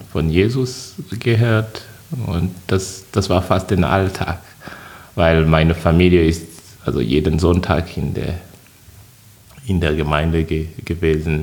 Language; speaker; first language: German; non-native, fluent; French